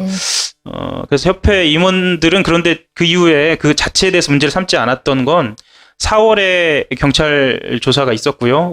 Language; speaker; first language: Korean; native; Korean